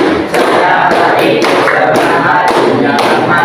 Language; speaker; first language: Malay; native; Malay